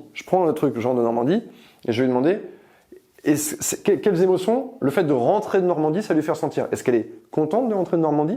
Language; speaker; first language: French; native; French